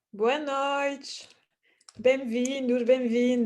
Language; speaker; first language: Portuguese; non-native, fluent; French